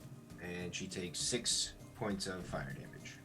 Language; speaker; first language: English; native; English